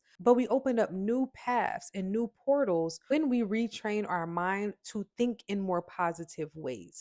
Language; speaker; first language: English; native; English